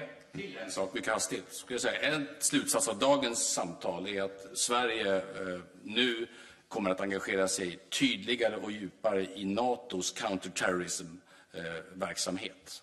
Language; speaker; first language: Swedish; native; Swedish